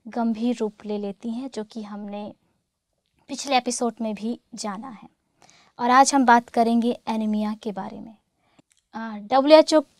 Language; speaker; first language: Hindi; native; Hindi